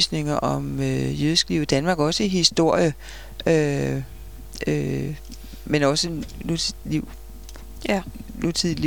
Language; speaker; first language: Danish; native; Danish